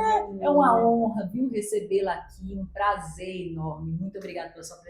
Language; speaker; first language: Portuguese; native; Portuguese